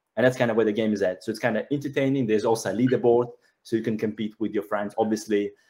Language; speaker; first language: English; non-native, fluent; Russian